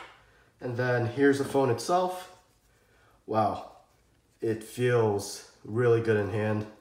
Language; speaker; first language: English; native; English